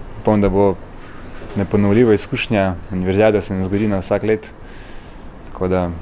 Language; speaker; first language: Slovenian; non-native, fluent; Ukrainian